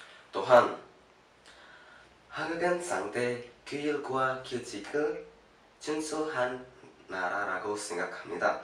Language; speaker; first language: Korean; non-native, learner; Indonesian